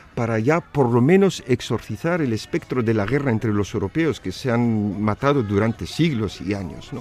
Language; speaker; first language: Spanish; non-native, fluent; Arabic